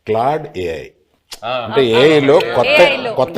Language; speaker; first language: Telugu; native; Telugu